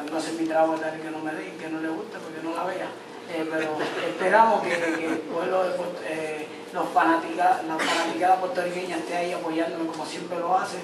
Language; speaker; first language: Spanish; native; Spanish